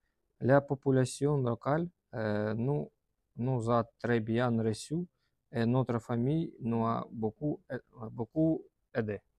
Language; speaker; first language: French; non-native, learner; Russian